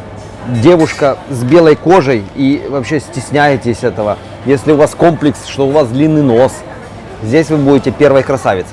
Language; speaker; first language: Russian; native; Russian